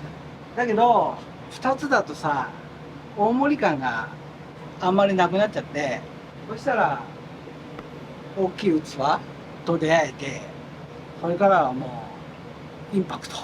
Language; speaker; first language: Japanese; native; Japanese